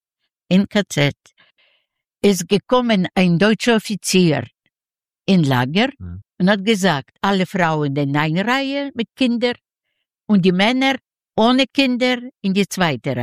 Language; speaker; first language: German; non-native, learner; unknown